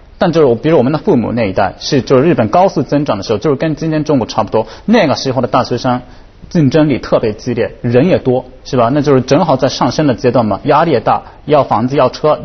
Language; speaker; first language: Chinese; non-native, fluent; Japanese